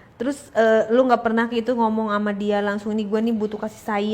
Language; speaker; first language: Indonesian; native; Indonesian